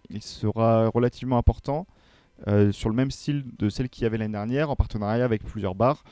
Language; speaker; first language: French; native; French